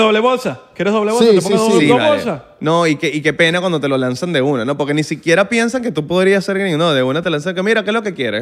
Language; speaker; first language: Spanish; native; Spanish